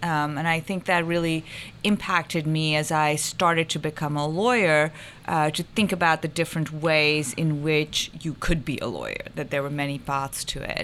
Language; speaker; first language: English; non-native, local second language; Urdu